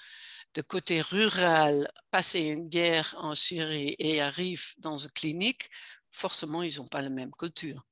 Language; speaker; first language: French; non-native, fluent; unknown